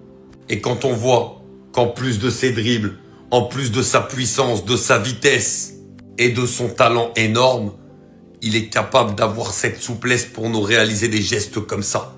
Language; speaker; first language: French; native; French